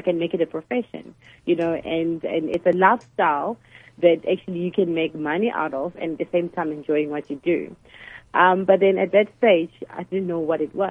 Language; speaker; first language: English; non-native, local second language; Zulu